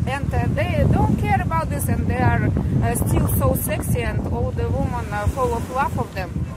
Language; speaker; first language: English; non-native, learner; Russian